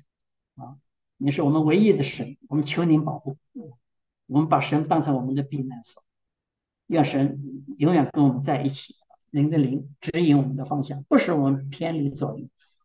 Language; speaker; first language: Chinese; native; Chinese